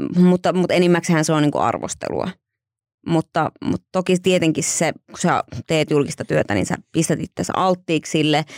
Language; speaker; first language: Finnish; native; Finnish